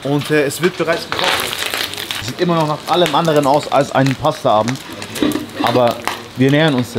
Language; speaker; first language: German; native; German